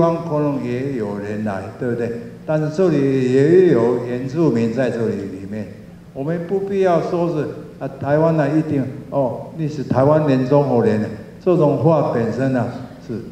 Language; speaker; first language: Chinese; non-native, local second language; Min Nan Chinese